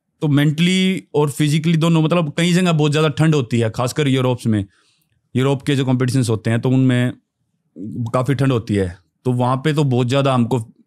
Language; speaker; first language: Hindi; native; Hindi